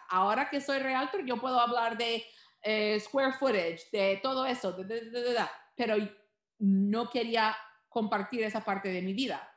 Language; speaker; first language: Spanish; early bilingual, heritage; Spanish